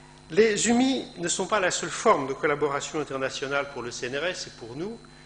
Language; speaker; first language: French; native; French